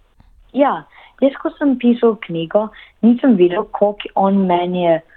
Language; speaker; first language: Slovenian; early bilingual, heritage; Slovenian